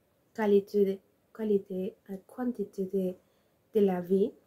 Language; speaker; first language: French; non-native, learner; Spanish